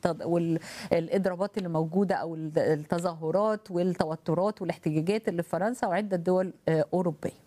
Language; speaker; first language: Arabic; native; Arabic